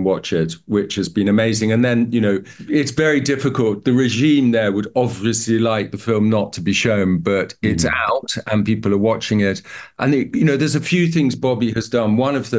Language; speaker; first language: English; native; English